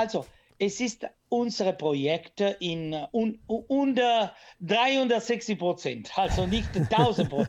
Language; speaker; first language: German; non-native, learner; Italian